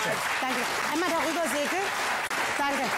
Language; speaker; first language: German; native; German